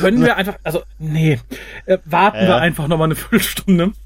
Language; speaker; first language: German; native; German